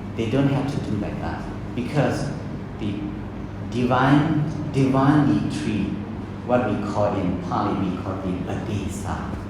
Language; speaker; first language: English; non-native, fluent; Burmese